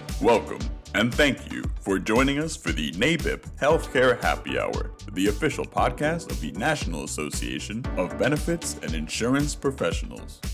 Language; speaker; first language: English; native; English